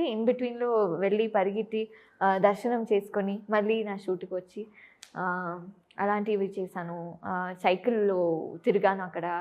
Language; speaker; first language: Telugu; non-native, fluent; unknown